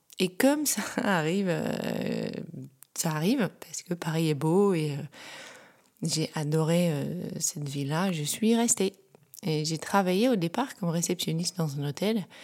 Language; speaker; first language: French; non-native, fluent; Dutch